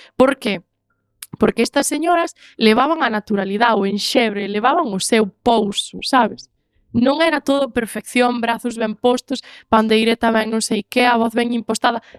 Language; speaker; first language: Galician; native; Galician